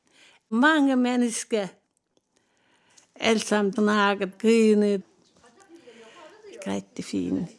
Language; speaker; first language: Danish; non-native, learner; Turkish